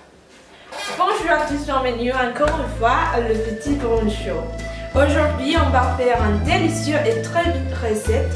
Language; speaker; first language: French; non-native, learner; Spanish